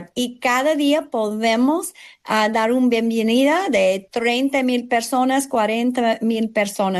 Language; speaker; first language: Spanish; non-native, fluent; English